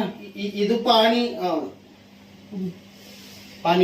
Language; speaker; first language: Malayalam; non-native, learner; Hindi